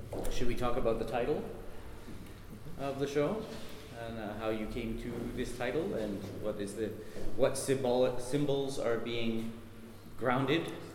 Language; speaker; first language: English; native; English